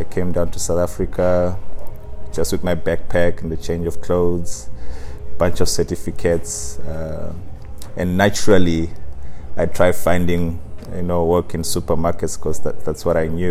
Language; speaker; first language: English; non-native, local second language; Shona